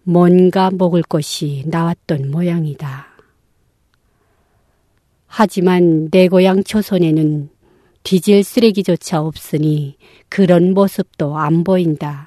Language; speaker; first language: Korean; non-native, local second language; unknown